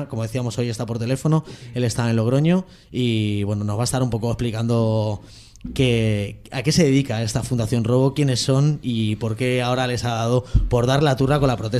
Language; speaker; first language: Spanish; native; Spanish